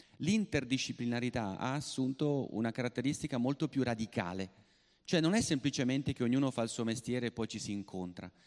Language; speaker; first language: Italian; native; Italian